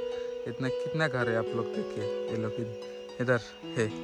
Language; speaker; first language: Hindi; non-native, local second language; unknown